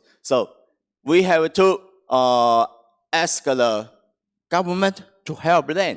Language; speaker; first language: English; non-native, fluent; Chinese